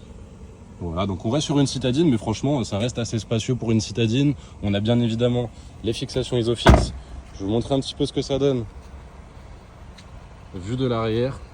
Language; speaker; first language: French; native; French